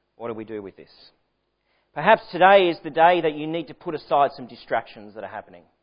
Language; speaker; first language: English; native; English